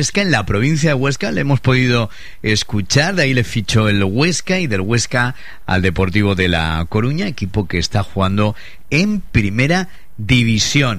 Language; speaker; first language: Spanish; native; Spanish